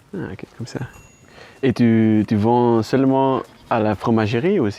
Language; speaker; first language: French; non-native, learner; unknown